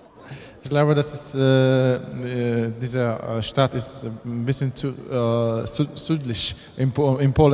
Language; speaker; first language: German; non-native, learner; Polish